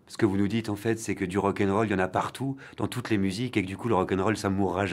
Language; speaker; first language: French; native; French